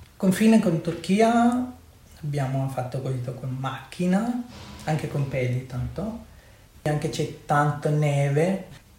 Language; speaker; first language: Italian; non-native, learner; Urdu